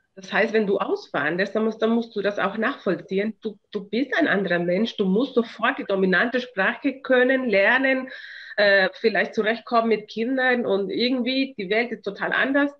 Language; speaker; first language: German; non-native, fluent; Spanish